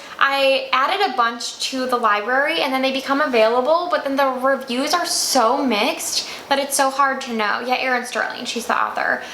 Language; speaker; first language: English; native; English